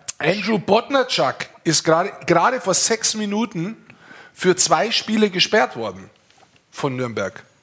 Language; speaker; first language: German; native; German